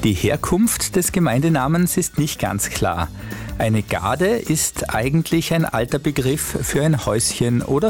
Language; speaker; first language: German; native; German